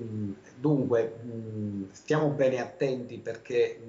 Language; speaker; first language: Italian; native; Italian